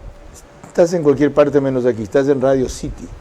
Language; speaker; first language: Spanish; native; Spanish